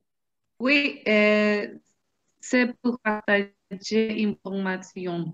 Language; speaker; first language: French; non-native, learner; Spanish